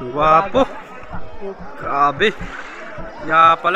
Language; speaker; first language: Filipino; native; Filipino